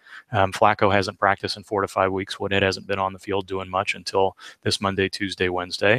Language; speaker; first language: English; native; English